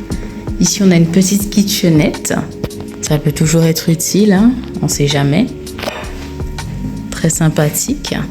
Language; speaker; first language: French; native; French